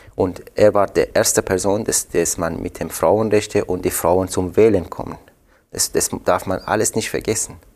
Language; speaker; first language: German; non-native, fluent; Persian